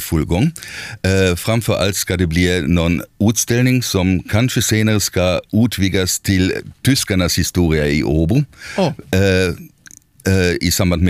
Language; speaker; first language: Swedish; non-native, fluent; German